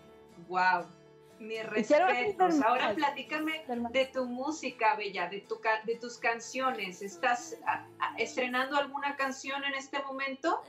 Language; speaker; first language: Spanish; native; Spanish